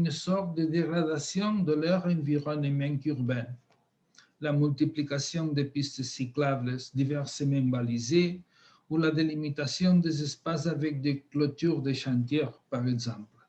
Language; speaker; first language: French; non-native, fluent; Spanish